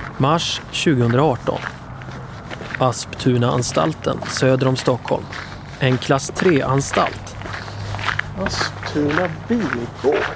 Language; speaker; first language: Swedish; native; Swedish